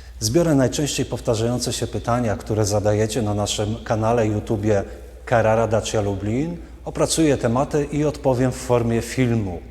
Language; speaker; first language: Polish; native; Polish